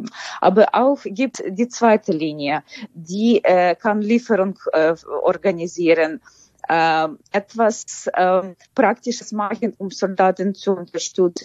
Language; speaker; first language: German; non-native, fluent; Ukrainian